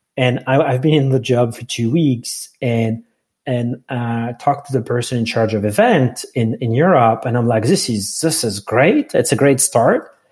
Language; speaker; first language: English; non-native, fluent; French